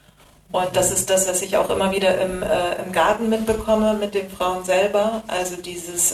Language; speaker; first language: German; early bilingual, other home language; Persian